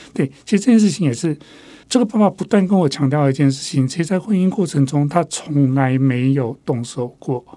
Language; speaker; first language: Chinese; non-native, local second language; Min Nan Chinese